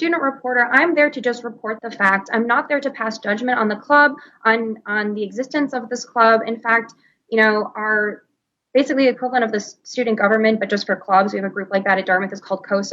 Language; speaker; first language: English; native; English